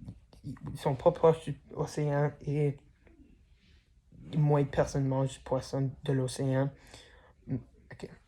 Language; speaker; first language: French; non-native, learner; English